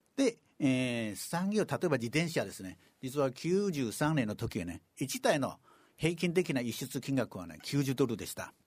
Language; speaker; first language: Japanese; non-native, fluent; Chinese